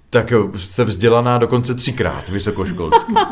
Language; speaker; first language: Czech; native; Czech